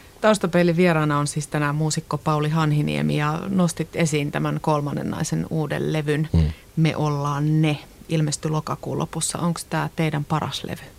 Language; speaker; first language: Finnish; native; Finnish